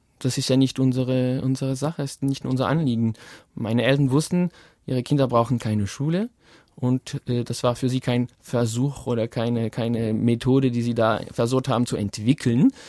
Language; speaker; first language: German; non-native, fluent; French